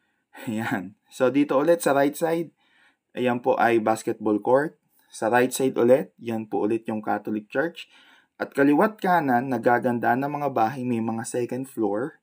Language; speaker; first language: Filipino; native; Filipino